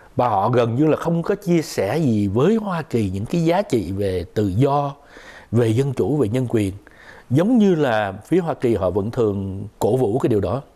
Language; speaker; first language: Vietnamese; native; Vietnamese